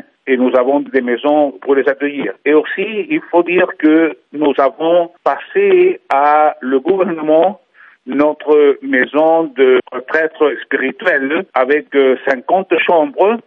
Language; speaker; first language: French; non-native, fluent; Spanish